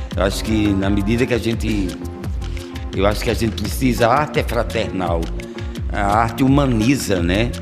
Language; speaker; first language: Portuguese; native; Portuguese